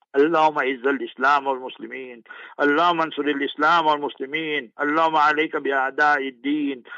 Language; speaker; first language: Arabic; non-native, fluent; English